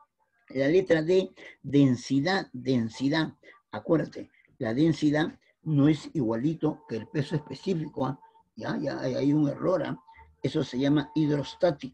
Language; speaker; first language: Spanish; native; Spanish